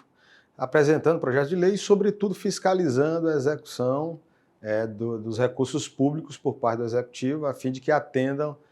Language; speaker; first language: Portuguese; native; Portuguese